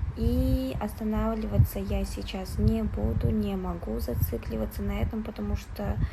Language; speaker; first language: Russian; non-native, local second language; Kazakh